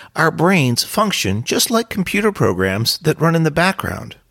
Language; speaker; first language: English; native; English